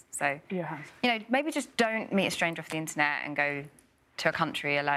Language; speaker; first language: English; native; English